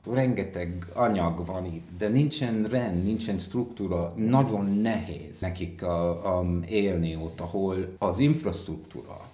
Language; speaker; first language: Hungarian; non-native, fluent; English